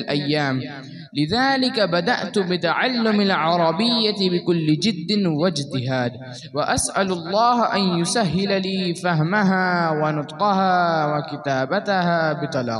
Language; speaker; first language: Arabic; non-native, learner; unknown